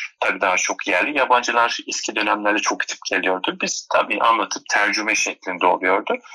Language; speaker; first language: Turkish; non-native, local second language; Turoyo